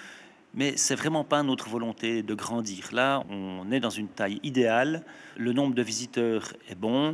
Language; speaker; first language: French; native; French